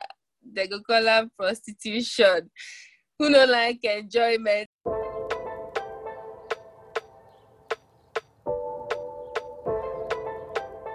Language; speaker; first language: English; non-native, local second language; Igbo